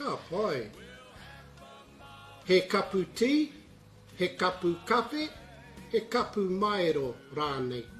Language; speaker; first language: Māori; non-native, local second language; English